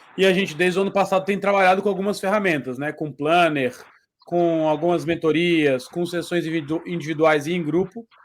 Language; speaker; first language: Portuguese; native; Portuguese